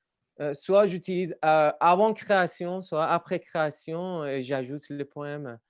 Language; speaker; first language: French; non-native, learner; Persian